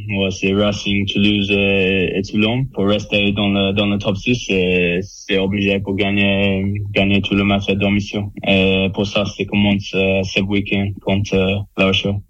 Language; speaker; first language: French; non-native, learner; English